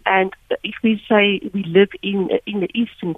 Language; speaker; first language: English; non-native, local second language; Afrikaans